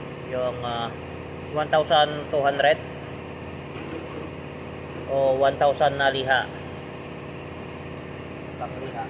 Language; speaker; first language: Filipino; native; Filipino